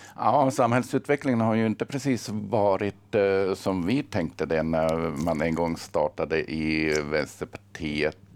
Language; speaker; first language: Swedish; native; Swedish